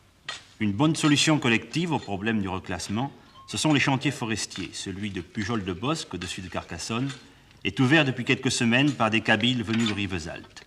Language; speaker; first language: French; native; French